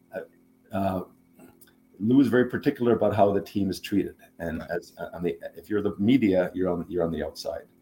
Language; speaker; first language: English; non-native, fluent; German